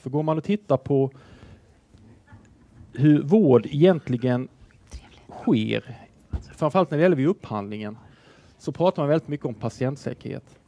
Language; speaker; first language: Swedish; native; Swedish